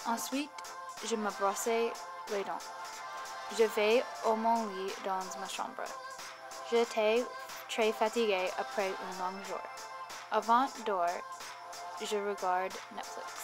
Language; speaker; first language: French; non-native, learner; English